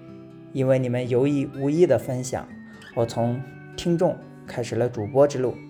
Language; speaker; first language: Chinese; native; Chinese